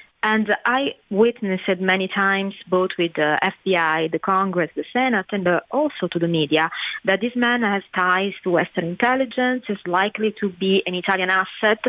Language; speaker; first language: English; non-native, fluent; Italian